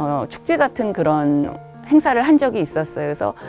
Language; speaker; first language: Korean; native; Korean